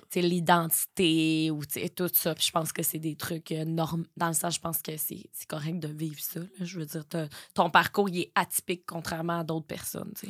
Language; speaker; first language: French; native; French